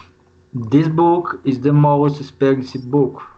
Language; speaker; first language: English; non-native, learner; Spanish